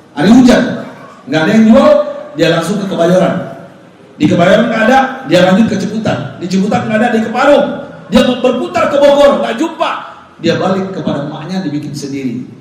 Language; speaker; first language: Indonesian; native; Indonesian